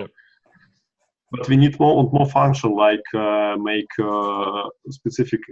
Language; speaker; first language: English; non-native, learner; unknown